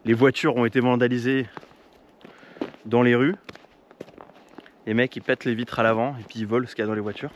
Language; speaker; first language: French; native; French